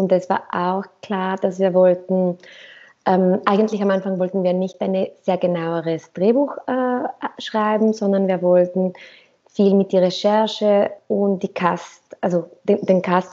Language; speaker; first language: German; non-native, fluent; Spanish